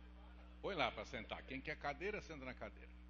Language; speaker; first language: Portuguese; native; Portuguese